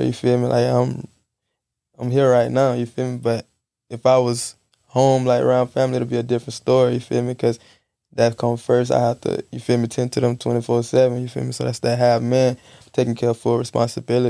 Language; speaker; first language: English; native; English